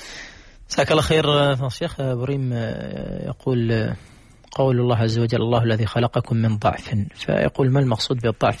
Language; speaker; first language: Arabic; native; Arabic